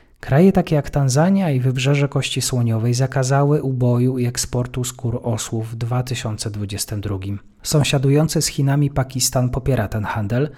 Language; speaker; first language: Polish; native; Polish